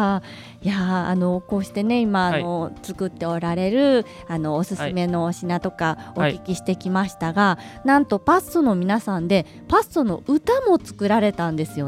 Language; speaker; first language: Japanese; native; Japanese